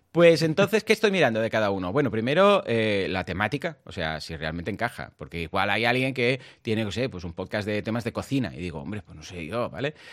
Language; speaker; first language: Spanish; non-native, local second language; Catalan